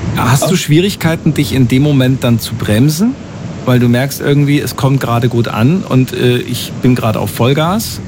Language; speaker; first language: German; native; German